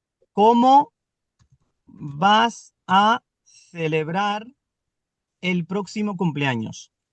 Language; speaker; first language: Spanish; non-native, fluent; Urdu